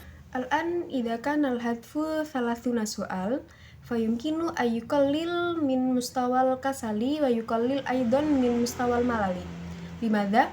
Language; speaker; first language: Arabic; non-native, learner; Indonesian